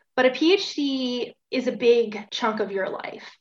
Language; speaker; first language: English; native; English